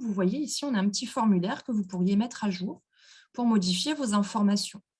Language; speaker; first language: French; native; French